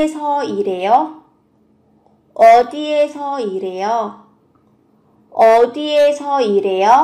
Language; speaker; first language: Korean; non-native, fluent; Vietnamese